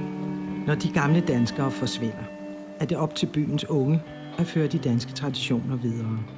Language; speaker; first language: Danish; native; Danish